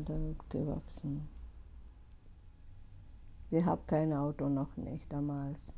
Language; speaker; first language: German; non-native, learner; Russian